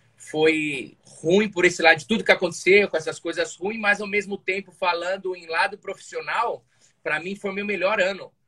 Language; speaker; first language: Portuguese; native; Portuguese